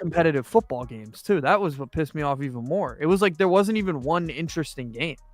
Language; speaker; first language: English; native; English